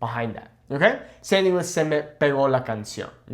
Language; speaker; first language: Spanish; non-native, fluent; English